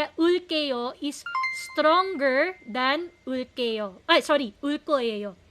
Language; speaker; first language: Korean; non-native, fluent; Filipino